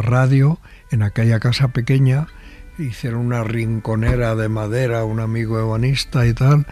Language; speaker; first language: Spanish; native; Spanish